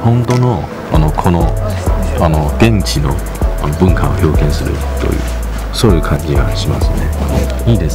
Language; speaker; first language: Japanese; non-native, fluent; Chinese